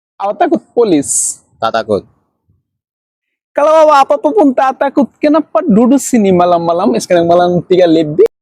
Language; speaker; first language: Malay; non-native, learner; Bangla